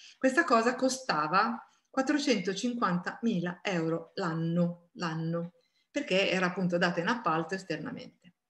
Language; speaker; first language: Italian; native; Italian